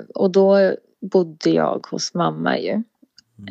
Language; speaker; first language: Swedish; native; Swedish